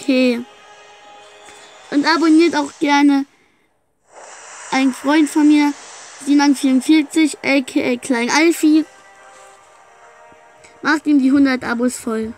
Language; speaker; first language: German; native; German